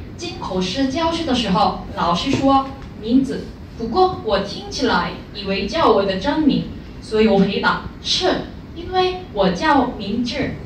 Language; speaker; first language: Chinese; non-native, fluent; Korean